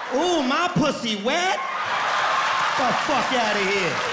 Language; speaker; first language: English; native; English